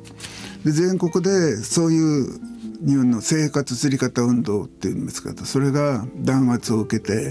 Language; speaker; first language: Japanese; native; Japanese